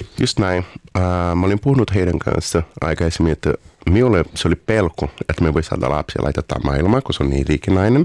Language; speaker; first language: Finnish; non-native, fluent; Portuguese